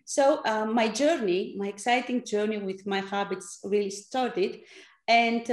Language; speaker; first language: English; non-native, fluent; Greek